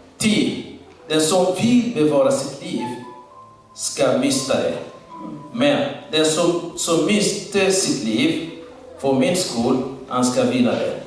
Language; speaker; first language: Swedish; non-native, learner; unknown